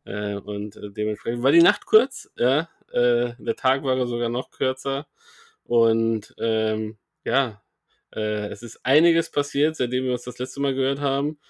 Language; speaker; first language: German; native; German